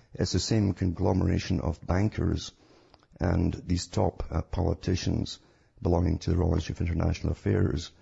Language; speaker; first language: English; native; English